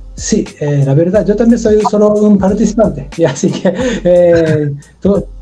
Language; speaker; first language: Spanish; non-native, learner; Japanese